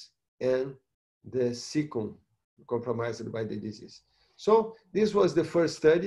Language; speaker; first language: English; non-native, fluent; Portuguese